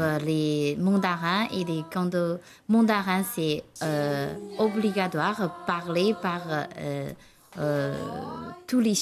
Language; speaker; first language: French; non-native, learner; Chinese